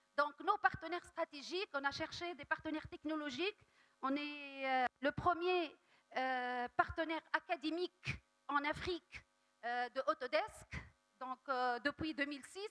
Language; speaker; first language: French; non-native, local second language; Arabic